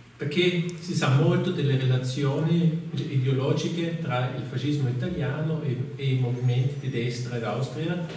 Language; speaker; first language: Italian; non-native, fluent; German